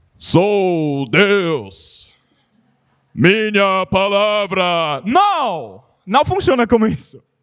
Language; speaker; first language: Portuguese; non-native, learner; English